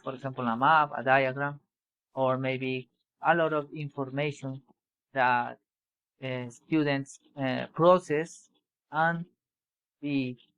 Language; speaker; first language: English; non-native, learner; Spanish